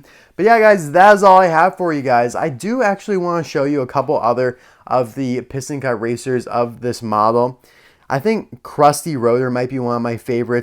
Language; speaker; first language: English; native; English